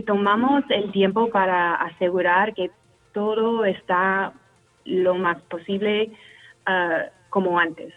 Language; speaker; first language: Spanish; non-native, fluent; English